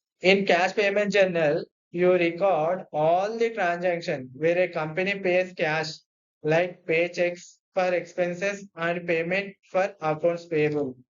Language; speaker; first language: English; non-native, local second language; Telugu